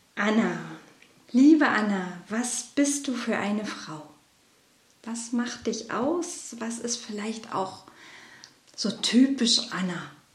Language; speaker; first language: German; native; German